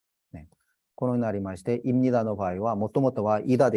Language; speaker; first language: Japanese; non-native, fluent; Korean